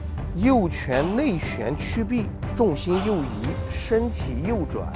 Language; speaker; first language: Chinese; native; Chinese